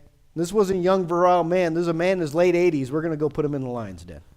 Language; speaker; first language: English; native; English